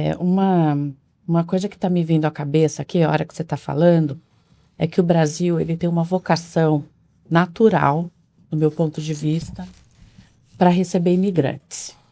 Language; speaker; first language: Portuguese; native; Portuguese